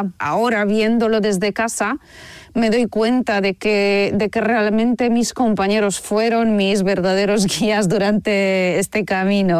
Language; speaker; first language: Spanish; non-native, fluent; Polish